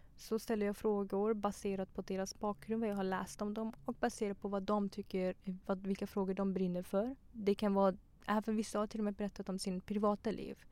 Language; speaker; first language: Swedish; early bilingual, other home language; Persian